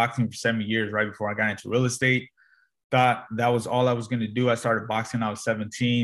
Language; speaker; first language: English; native; English